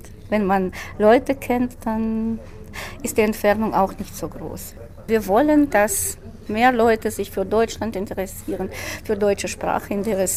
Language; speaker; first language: German; non-native, fluent; Russian